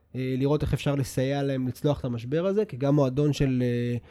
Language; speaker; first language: Hebrew; native; Hebrew